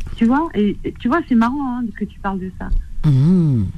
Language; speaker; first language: French; native; French